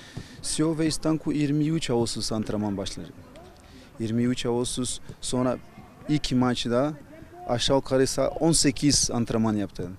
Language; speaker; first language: Turkish; non-native, fluent; Portuguese